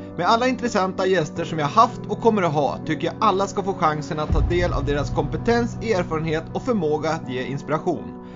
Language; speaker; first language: Swedish; native; Swedish